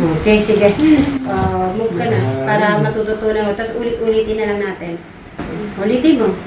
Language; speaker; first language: Filipino; native; Filipino